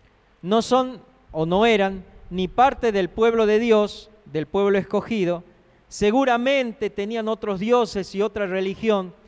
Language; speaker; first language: Spanish; native; Spanish